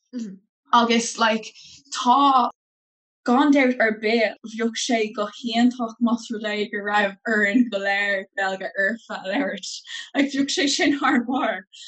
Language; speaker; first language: Irish; non-native, local second language; English